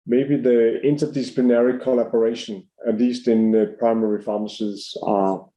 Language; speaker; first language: English; non-native, fluent; Danish